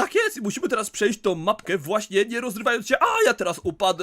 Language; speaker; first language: Polish; native; Polish